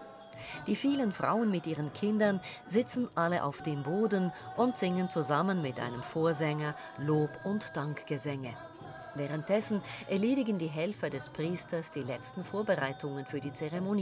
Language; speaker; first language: German; native; German